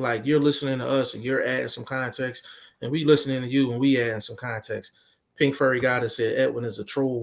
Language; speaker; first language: English; native; English